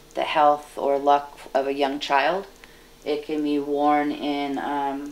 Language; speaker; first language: English; native; English